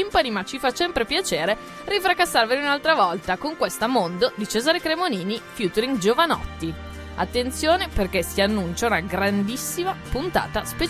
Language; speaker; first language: Italian; native; Italian